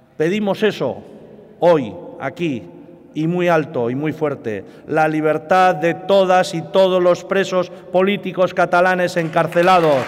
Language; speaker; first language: Spanish; native; Spanish